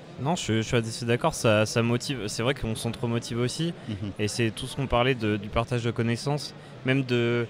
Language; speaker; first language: French; native; French